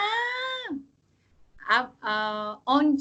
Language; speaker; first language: French; non-native, learner; Korean